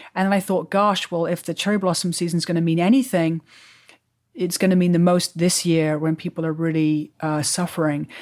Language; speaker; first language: English; native; English